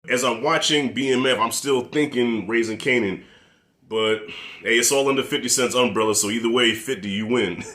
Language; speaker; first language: English; native; English